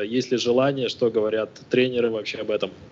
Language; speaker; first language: Russian; native; Russian